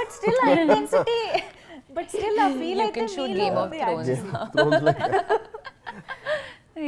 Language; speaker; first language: Telugu; native; Telugu